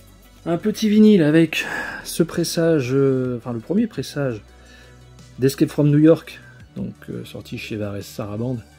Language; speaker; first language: French; native; French